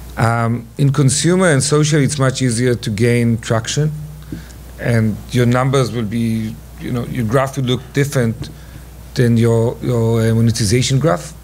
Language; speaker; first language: English; non-native, fluent; Hebrew